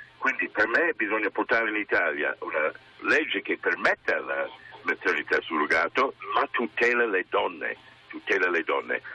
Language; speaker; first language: Italian; non-native, fluent; English